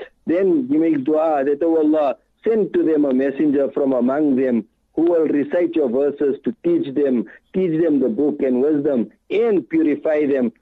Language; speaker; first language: English; native; English